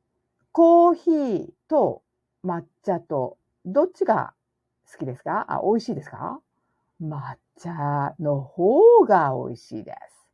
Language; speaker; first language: Japanese; non-native, fluent; English